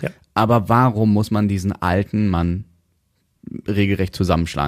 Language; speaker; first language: German; native; German